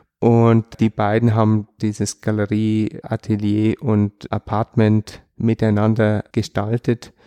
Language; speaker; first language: German; native; German